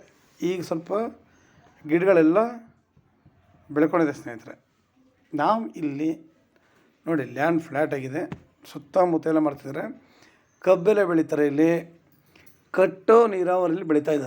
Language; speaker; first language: Kannada; native; Kannada